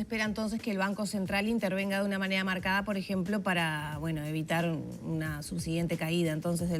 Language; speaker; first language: Spanish; native; Spanish